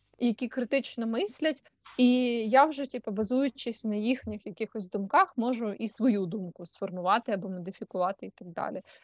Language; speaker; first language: Ukrainian; non-native, local second language; Russian